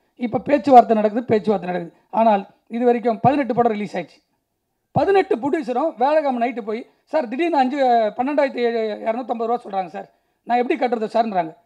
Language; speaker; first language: Tamil; native; Tamil